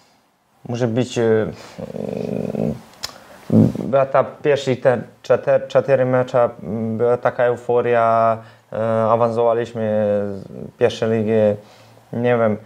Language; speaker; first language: Polish; non-native, learner; Serbian